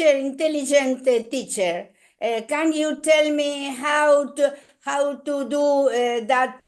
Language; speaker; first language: English; non-native, learner; Spanish